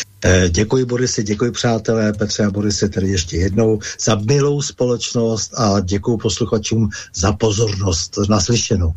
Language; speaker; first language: Czech; native; Czech